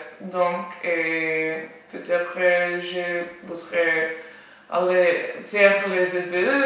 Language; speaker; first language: French; non-native, learner; Estonian